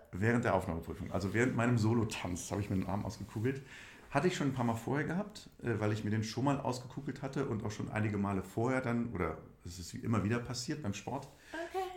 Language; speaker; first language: German; native; German